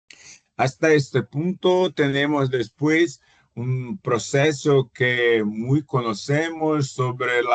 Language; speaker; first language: Spanish; non-native, fluent; Portuguese